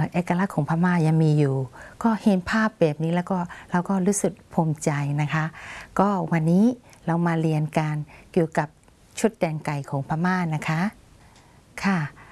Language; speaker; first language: Thai; non-native, fluent; Burmese